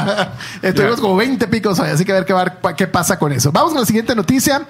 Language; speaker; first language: Spanish; native; Spanish